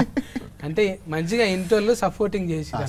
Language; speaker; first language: Telugu; native; Telugu